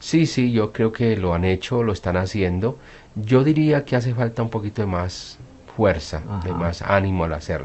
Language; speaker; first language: Spanish; native; Spanish